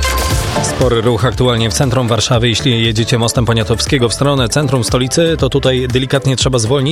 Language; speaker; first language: Polish; native; Polish